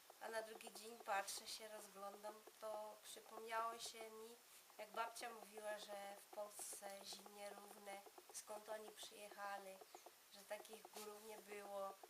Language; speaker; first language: Polish; early bilingual, heritage; Polish